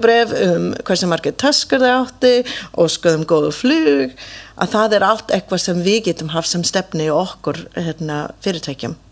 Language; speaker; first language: Icelandic; non-native, fluent; English